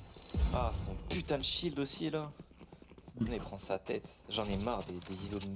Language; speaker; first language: French; native; French